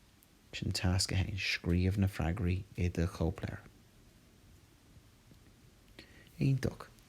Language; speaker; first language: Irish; non-native, local second language; English